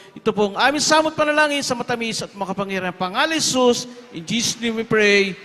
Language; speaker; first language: Filipino; native; Filipino